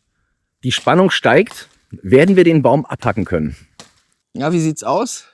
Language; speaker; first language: German; native; German